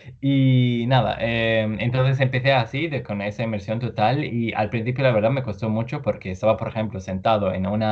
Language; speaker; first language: Spanish; non-native, fluent; Arabic